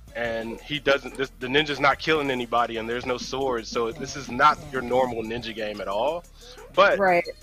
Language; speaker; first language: English; native; English